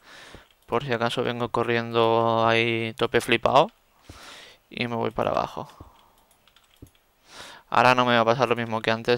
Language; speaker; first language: Spanish; native; Spanish